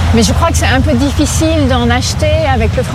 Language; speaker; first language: French; native; French